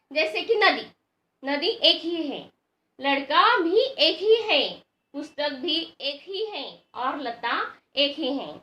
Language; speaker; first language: Hindi; non-native, local second language; Marathi